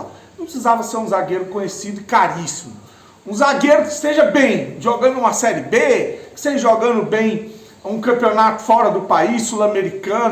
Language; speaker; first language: Portuguese; native; Portuguese